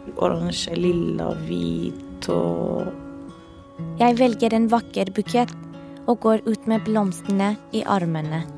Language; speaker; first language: Norwegian; non-native, fluent; Persian